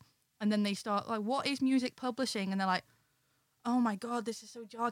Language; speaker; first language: English; native; English